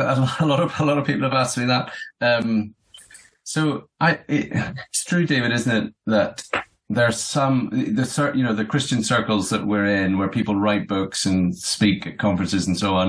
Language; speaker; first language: English; native; English